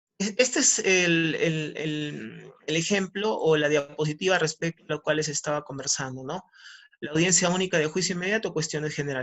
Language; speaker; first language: Spanish; native; Spanish